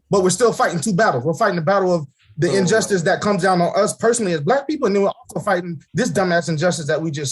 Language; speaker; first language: English; native; English